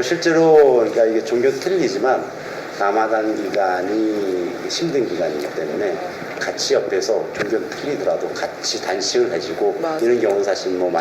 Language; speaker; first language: Korean; native; Korean